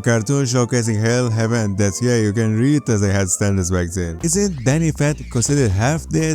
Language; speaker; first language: English; non-native, fluent; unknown